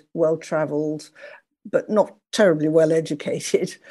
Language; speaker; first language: English; native; English